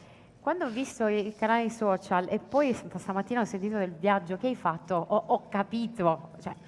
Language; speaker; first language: Italian; native; Italian